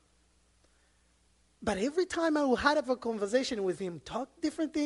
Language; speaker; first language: English; non-native, local second language; Kinyarwanda